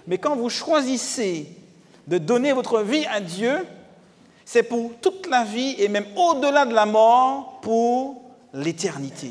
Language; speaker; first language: French; native; French